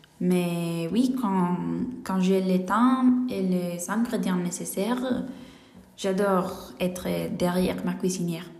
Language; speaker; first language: French; non-native, learner; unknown